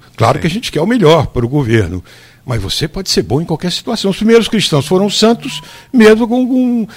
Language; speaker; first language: Portuguese; native; Portuguese